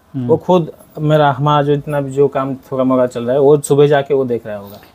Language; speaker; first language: Hindi; non-native, local second language; Odia